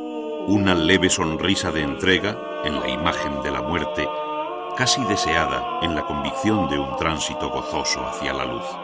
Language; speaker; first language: Spanish; native; Spanish